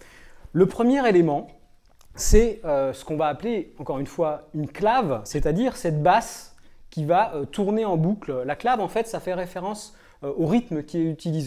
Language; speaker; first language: French; native; French